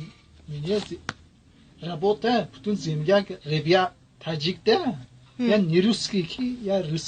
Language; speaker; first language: Russian; non-native, learner; Tajik